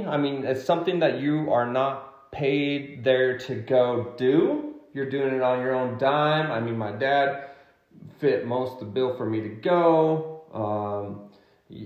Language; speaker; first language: English; native; English